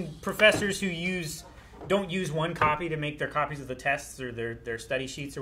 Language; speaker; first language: English; native; English